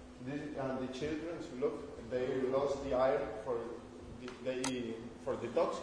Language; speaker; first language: English; non-native, learner; Spanish